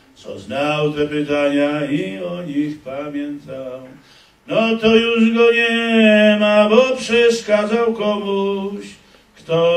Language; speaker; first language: Polish; native; Polish